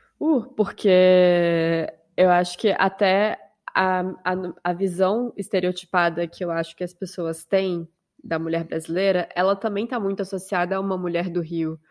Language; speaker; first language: Portuguese; native; Portuguese